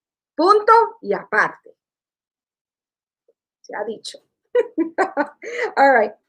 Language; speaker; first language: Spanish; early bilingual, heritage; Spanish